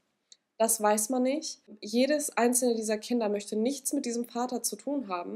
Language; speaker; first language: German; native; German